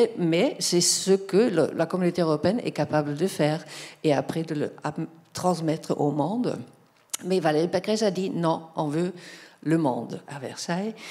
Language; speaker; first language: French; non-native, fluent; German